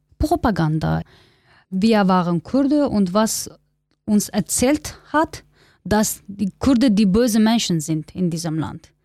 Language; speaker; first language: German; non-native, learner; Kurdish